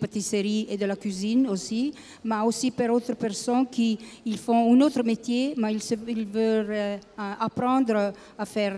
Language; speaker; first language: French; non-native, learner; Italian